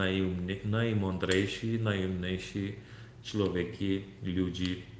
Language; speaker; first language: Polish; non-native, learner; Turkmen